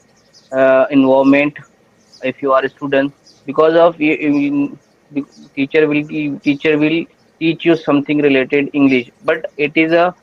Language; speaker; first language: English; non-native, learner; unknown